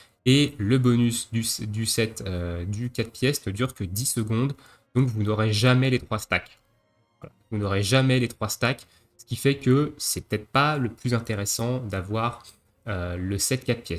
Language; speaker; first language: French; native; French